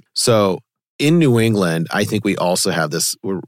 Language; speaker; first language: English; native; English